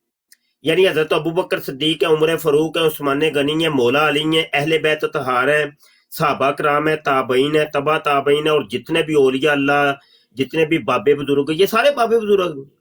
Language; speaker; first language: Hindi; non-native, local second language; Punjabi